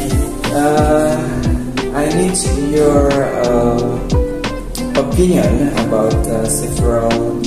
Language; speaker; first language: English; non-native, local second language; Indonesian